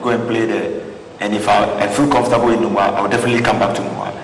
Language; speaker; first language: English; non-native, local second language; Ga